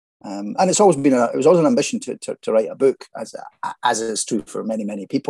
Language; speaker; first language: English; native; English